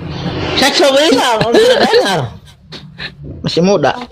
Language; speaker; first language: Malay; non-native, local second language; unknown